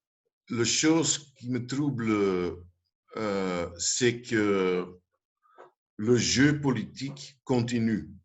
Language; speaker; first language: French; non-native, local second language; Dutch